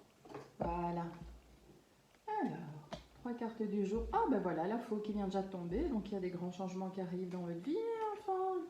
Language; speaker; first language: French; native; French